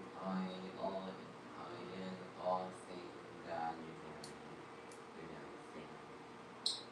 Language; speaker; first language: English; non-native, learner; Chinese